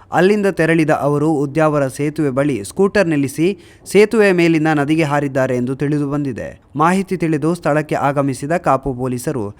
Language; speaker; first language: Kannada; native; Kannada